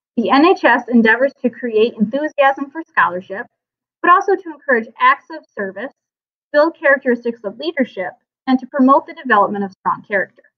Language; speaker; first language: English; native; English